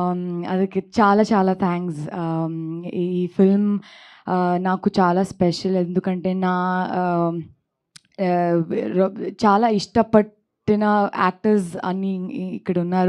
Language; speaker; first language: Telugu; non-native, learner; Kannada